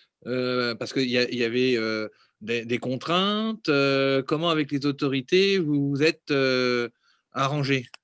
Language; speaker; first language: French; native; French